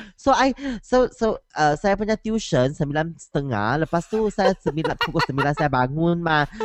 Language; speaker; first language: Malay; non-native, local second language; Chinese